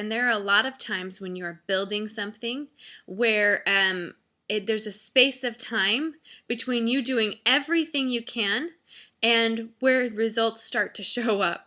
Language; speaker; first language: English; native; English